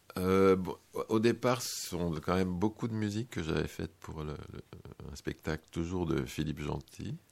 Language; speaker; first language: French; native; French